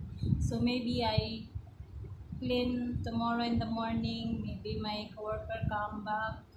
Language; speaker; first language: English; non-native, learner; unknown